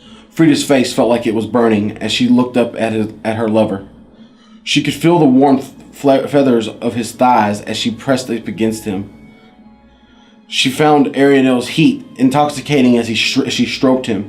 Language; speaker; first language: English; native; English